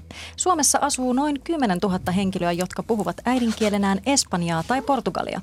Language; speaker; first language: Finnish; native; Finnish